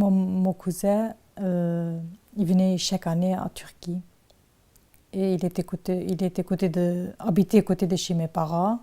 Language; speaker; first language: French; non-native, learner; Turkish